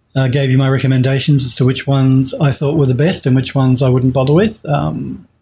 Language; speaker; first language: English; native; English